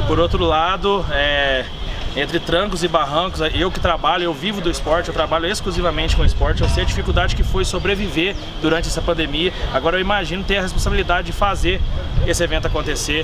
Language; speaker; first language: Portuguese; native; Portuguese